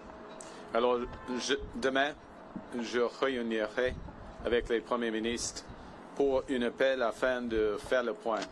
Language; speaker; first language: French; non-native, fluent; English